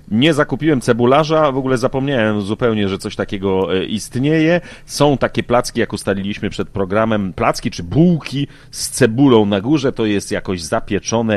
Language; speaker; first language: Polish; native; Polish